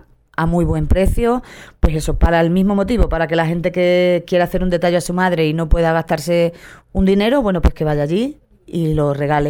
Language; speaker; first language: Spanish; native; Spanish